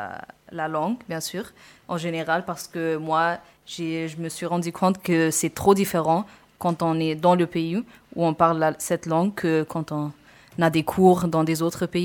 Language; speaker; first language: French; non-native, fluent; Arabic